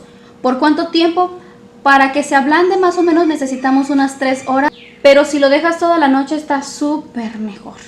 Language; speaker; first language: Spanish; native; Spanish